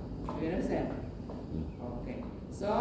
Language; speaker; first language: English; non-native, learner; Indonesian